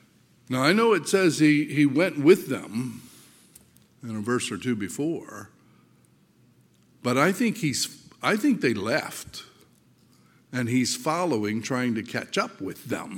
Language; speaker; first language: English; native; English